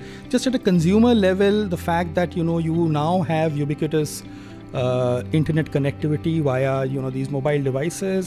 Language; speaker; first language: English; non-native, local second language; Hindi